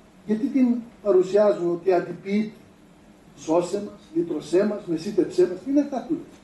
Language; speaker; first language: Greek; native; Greek